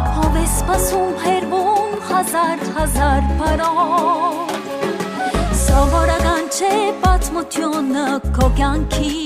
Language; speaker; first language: Armenian; native; Armenian